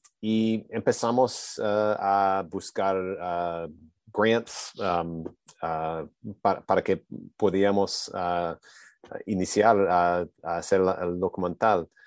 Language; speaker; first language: Spanish; non-native, learner; English